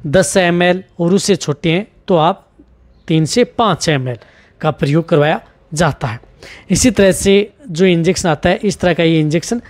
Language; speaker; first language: Hindi; native; Hindi